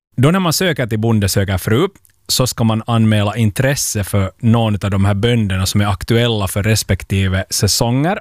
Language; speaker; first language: Swedish; native; Swedish